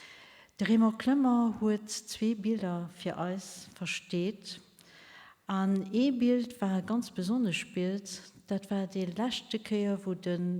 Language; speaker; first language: German; native; German